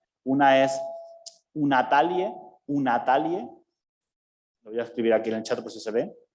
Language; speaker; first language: Spanish; native; Spanish